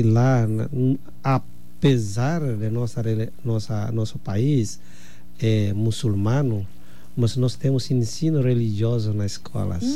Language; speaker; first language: Portuguese; non-native, fluent; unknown